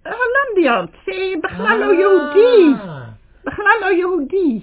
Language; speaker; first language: Hebrew; non-native, fluent; Dutch